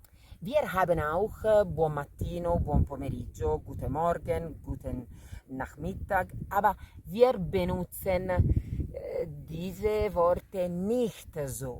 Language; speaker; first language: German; non-native, fluent; Italian